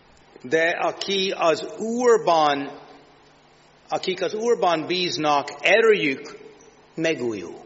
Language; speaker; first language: Hungarian; non-native, learner; English